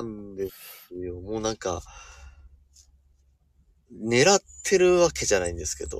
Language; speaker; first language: Japanese; native; Japanese